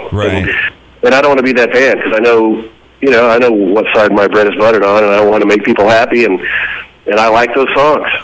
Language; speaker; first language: English; native; English